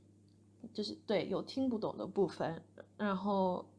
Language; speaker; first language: Chinese; non-native, fluent; English